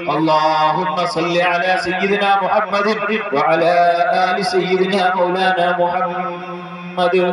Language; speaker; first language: Urdu; non-native, fluent; Bangla